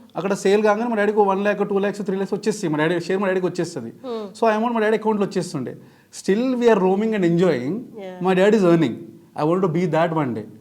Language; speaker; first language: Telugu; native; Telugu